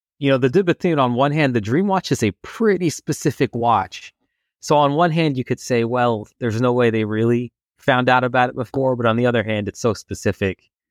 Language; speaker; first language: English; non-native, fluent; French